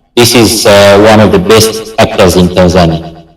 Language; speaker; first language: English; non-native, local second language; Swahili